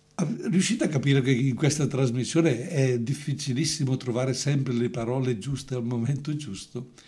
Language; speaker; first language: Italian; native; Italian